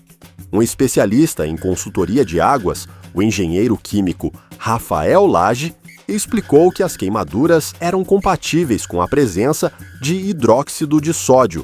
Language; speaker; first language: Portuguese; native; Portuguese